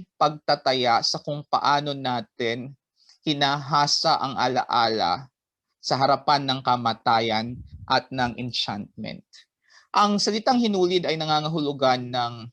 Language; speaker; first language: Filipino; non-native, local second language; Bikol